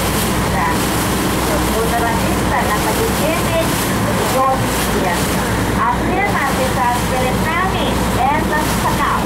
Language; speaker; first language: Russian; non-native, learner; Thai